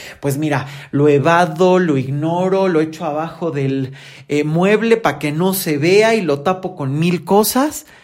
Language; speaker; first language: Spanish; native; Spanish